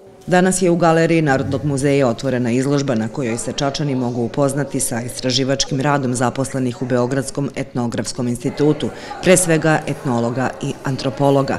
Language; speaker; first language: Serbian; native; Serbian